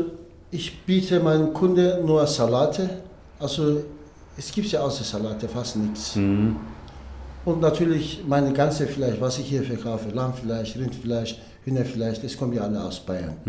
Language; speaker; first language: German; non-native, learner; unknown